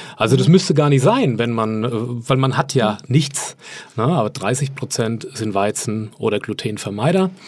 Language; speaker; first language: German; native; German